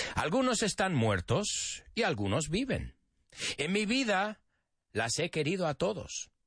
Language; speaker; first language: Spanish; non-native, fluent; English